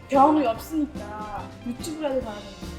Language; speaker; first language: Korean; non-native, fluent; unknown